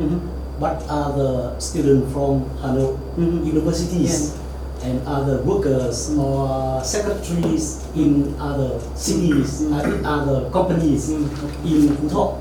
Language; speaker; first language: English; non-native, learner; Vietnamese